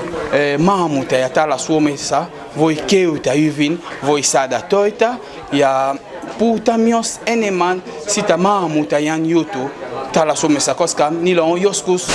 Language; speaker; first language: Finnish; non-native, fluent; Lingala